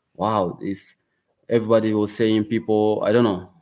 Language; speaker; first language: English; non-native, learner; Wolof